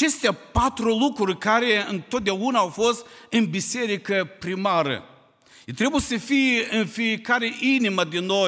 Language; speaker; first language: Romanian; non-native, local second language; Ukrainian